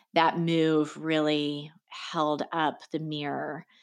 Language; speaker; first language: English; native; English